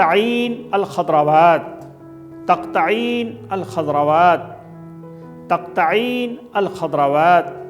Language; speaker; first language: Arabic; non-native, fluent; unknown